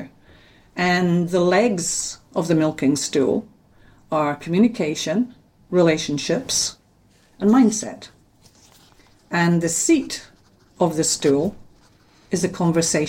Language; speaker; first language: English; native; English